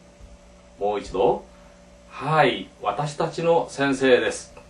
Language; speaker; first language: Japanese; non-native, fluent; Korean